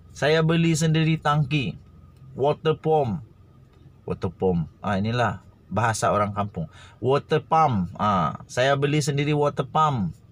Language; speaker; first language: Malay; native; Malay